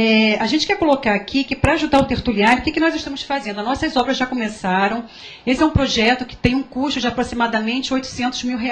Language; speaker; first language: Portuguese; native; Portuguese